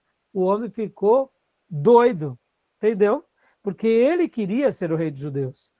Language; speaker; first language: Portuguese; native; Portuguese